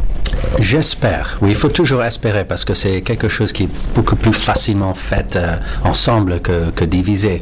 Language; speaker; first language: French; non-native, fluent; English